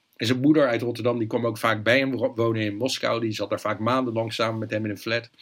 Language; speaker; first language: Dutch; native; Dutch